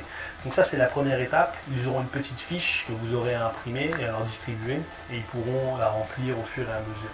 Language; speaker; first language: French; native; French